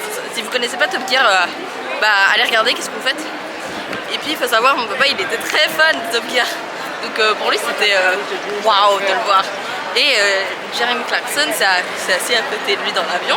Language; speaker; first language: French; native; French